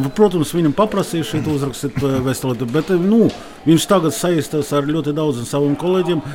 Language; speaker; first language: Latvian; non-native, local second language; Russian